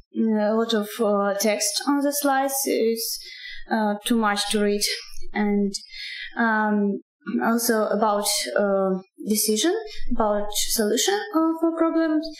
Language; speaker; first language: English; non-native, learner; Russian